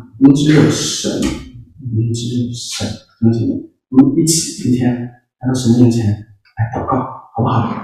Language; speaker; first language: Chinese; native; Chinese